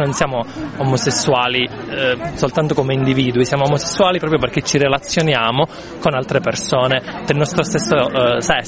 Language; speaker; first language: Italian; native; Italian